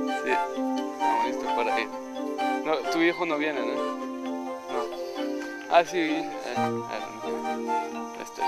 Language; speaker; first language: Spanish; non-native, learner; French